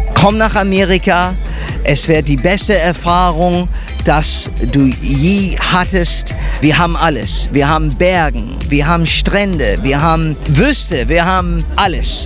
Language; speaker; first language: German; early bilingual, heritage; English